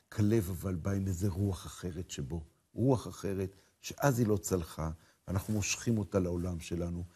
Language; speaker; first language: Hebrew; native; Hebrew